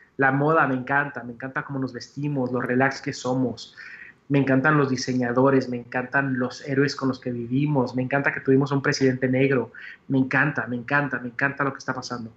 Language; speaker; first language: Spanish; early bilingual, heritage; Spanish